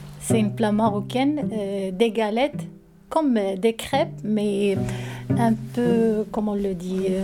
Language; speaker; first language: French; non-native, learner; Arabic